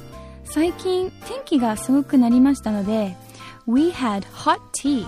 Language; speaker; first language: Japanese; non-native, learner; English